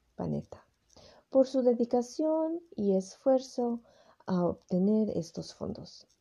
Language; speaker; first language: Spanish; early bilingual, heritage; Spanish